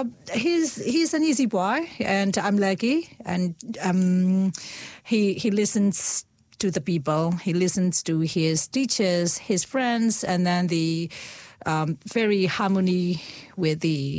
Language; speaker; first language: English; non-native, fluent; Burmese